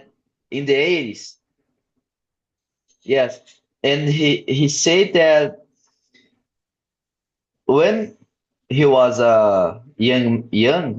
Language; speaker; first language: English; non-native, learner; Portuguese